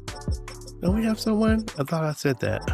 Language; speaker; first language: English; native; English